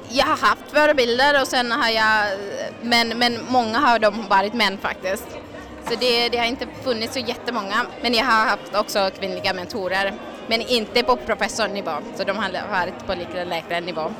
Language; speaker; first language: Swedish; non-native, fluent; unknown